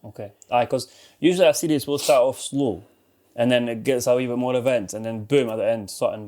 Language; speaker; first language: English; native; English